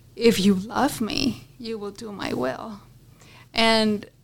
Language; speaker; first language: English; non-native, fluent; Spanish